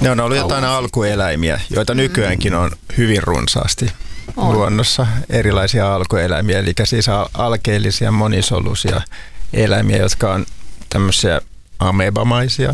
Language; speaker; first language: Finnish; native; Finnish